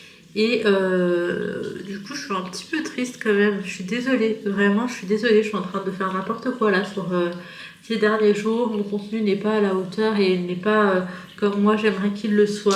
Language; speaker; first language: French; native; French